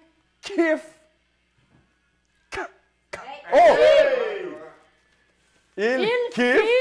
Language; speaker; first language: French; native; French